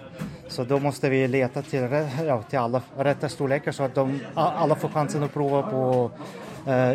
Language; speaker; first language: Swedish; non-native, fluent; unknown